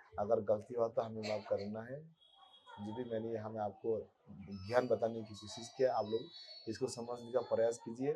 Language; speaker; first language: Hindi; non-native, local second language; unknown